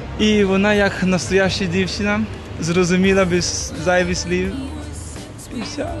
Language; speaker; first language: Ukrainian; non-native, learner; English